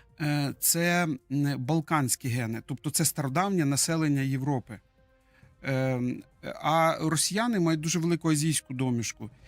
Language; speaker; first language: Ukrainian; native; Ukrainian